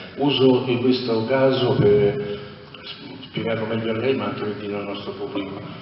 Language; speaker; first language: Italian; native; Italian